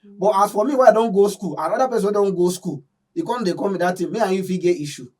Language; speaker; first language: Nigerian Pidgin; non-native, local second language; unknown